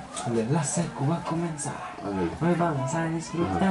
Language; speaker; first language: Spanish; early bilingual, heritage; Spanish